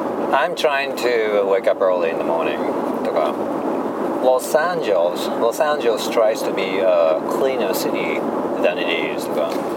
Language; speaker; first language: English; non-native, fluent; Japanese